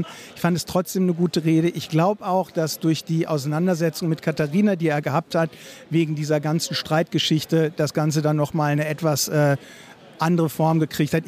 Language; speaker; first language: German; native; German